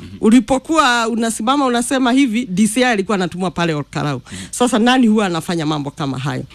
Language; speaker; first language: Swahili; non-native, local second language; Kikuyu